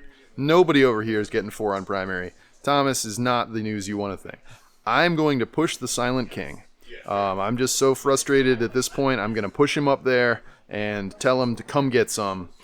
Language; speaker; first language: English; native; English